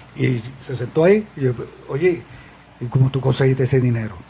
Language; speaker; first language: Spanish; native; Spanish